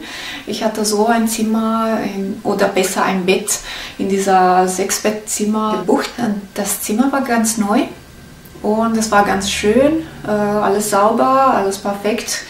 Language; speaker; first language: German; non-native, learner; Italian